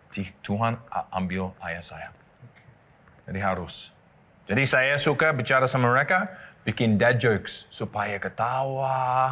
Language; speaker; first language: Indonesian; non-native, learner; English